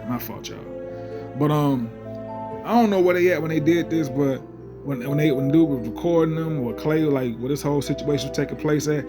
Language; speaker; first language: English; native; English